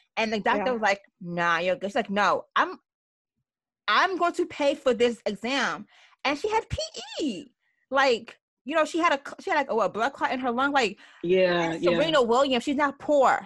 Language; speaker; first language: English; early bilingual, other home language; Yoruba